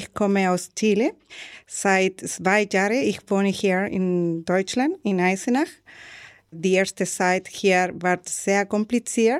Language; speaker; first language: German; non-native, learner; Spanish